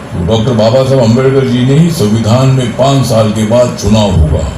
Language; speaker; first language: Hindi; non-native, local second language; Marathi